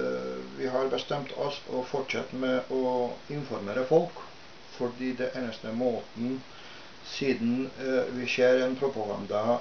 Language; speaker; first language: Norwegian; non-native, fluent; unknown